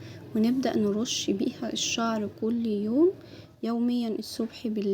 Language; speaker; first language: Arabic; native; Arabic